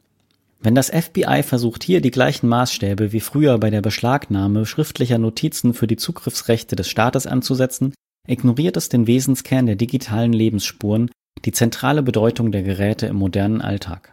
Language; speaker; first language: German; native; German